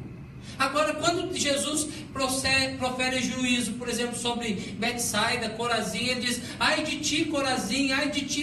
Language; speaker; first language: Portuguese; native; Portuguese